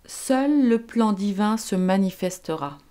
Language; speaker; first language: French; native; French